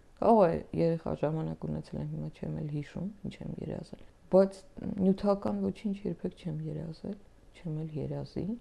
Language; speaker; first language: Armenian; native; Armenian